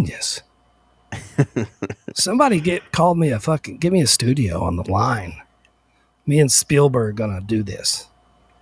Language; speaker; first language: English; native; English